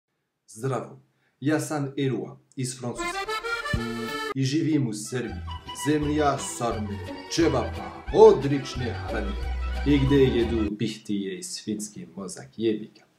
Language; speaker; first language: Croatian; non-native, fluent; French